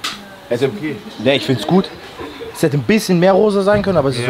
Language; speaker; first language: German; native; German